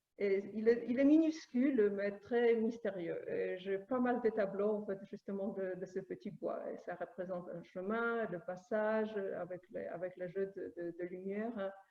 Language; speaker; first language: French; non-native, fluent; Polish